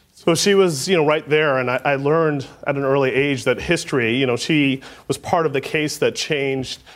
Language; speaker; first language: English; native; English